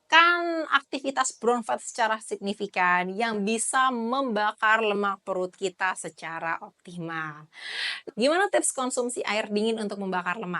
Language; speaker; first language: Indonesian; native; Indonesian